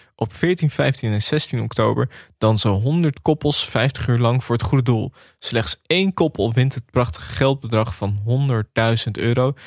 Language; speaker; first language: Dutch; native; Dutch